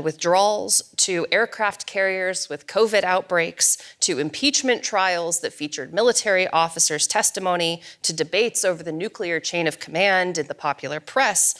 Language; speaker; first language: English; native; English